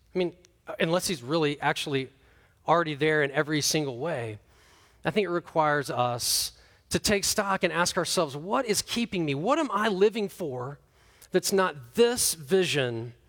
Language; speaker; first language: English; native; English